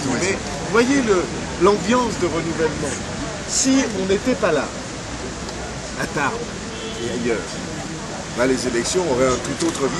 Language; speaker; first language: French; native; French